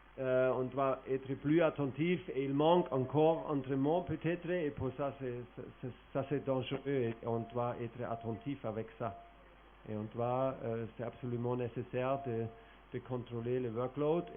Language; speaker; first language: French; non-native, fluent; German